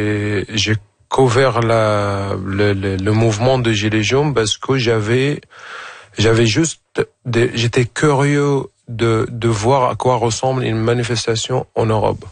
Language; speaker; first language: French; non-native, fluent; Arabic